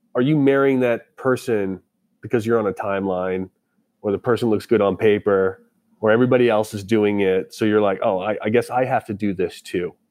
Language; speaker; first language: English; native; English